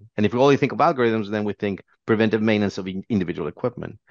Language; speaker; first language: English; non-native, fluent; Spanish